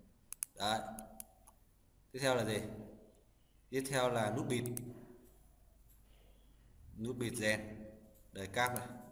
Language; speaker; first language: Vietnamese; native; Vietnamese